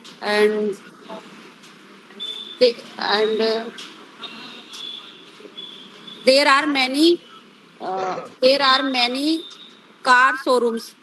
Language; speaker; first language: English; non-native, learner; Hindi